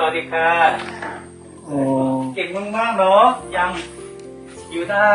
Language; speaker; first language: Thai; non-native, fluent; Korean